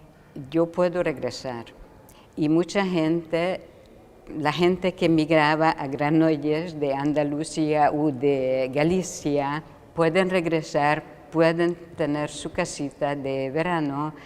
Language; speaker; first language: Spanish; non-native, fluent; Hungarian